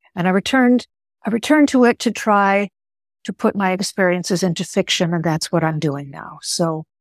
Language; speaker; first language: English; early bilingual, other home language; Greek